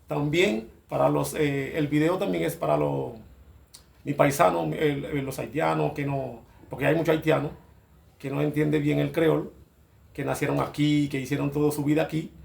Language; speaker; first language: Spanish; non-native, fluent; Haitian Creole